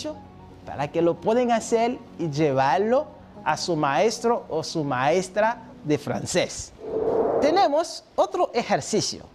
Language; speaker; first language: Spanish; non-native, fluent; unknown